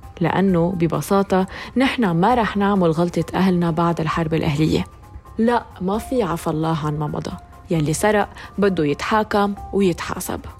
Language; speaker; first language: Arabic; native; Arabic